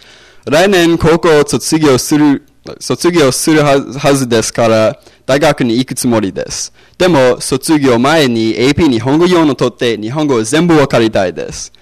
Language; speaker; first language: Japanese; non-native, learner; English